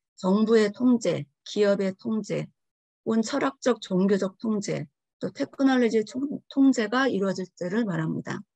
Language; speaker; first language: Korean; early bilingual, heritage; Korean